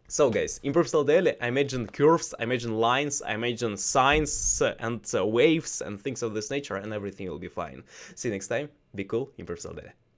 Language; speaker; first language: English; non-native, learner; Russian